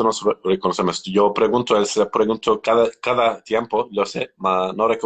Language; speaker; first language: Spanish; non-native, learner; Turkish